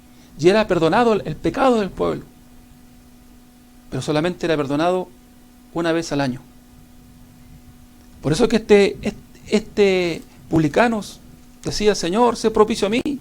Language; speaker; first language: Spanish; native; Spanish